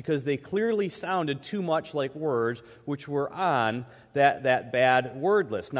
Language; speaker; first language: English; native; English